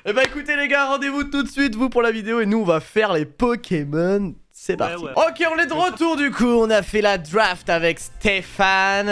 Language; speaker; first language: French; native; French